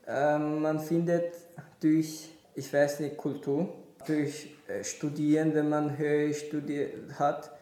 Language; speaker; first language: German; non-native, learner; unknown